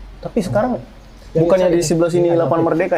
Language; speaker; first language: Indonesian; native; Indonesian